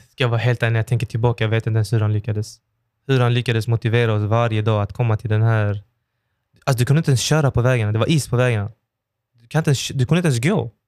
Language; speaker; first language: Swedish; early bilingual, other home language; Persian